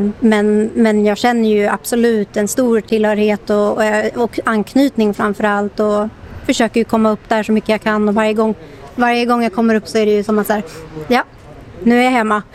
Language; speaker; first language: Swedish; native; Swedish